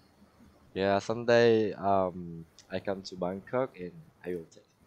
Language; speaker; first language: English; non-native, learner; Indonesian